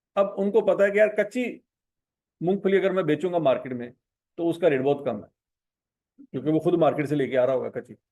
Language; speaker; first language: Urdu; non-native, local second language; Punjabi